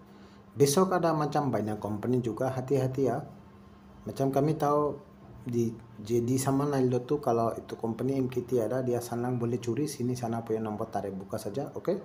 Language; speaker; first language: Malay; non-native, learner; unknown